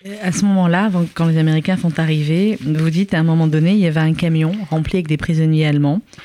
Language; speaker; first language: French; native; French